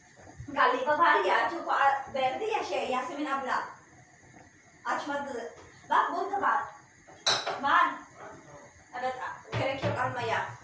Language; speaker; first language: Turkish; non-native, learner; Filipino